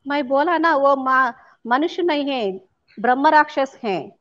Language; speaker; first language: Hindi; non-native, local second language; Telugu